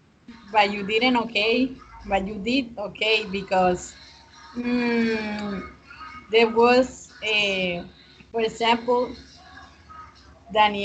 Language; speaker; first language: English; non-native, fluent; Spanish